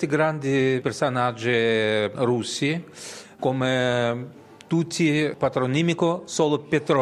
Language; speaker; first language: Italian; non-native, learner; Russian